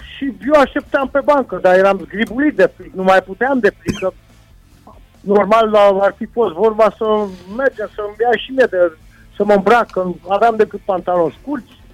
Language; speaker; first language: Romanian; non-native, local second language; Hungarian